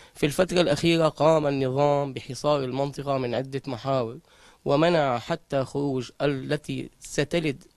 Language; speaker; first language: Arabic; native; Arabic